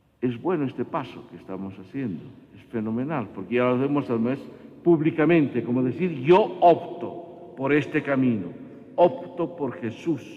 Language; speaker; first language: Spanish; native; Spanish